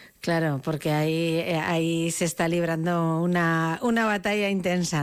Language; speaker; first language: Spanish; native; Spanish